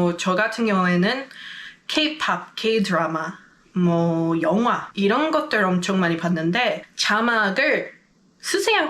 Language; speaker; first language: Korean; non-native, fluent; English